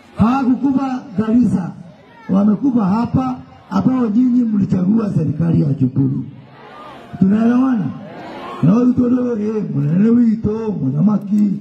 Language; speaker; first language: Swahili; non-native, local second language; Kikuyu